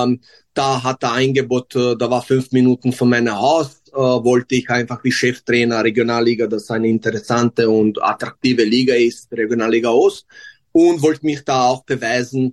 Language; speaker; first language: German; non-native, learner; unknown